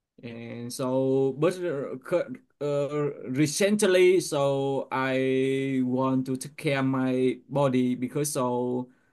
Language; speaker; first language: English; non-native, learner; Vietnamese